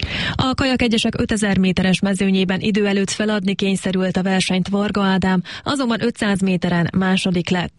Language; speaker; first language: Hungarian; native; Hungarian